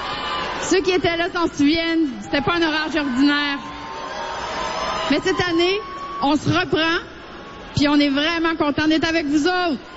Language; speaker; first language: French; native; French